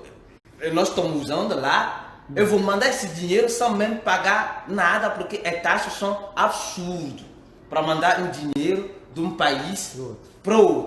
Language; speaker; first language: Portuguese; non-native, fluent; French